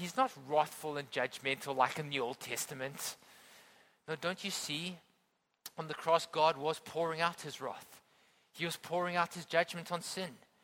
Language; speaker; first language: English; native; English